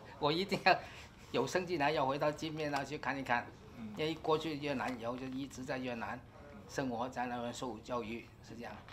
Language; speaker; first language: Chinese; early bilingual, heritage; Chinese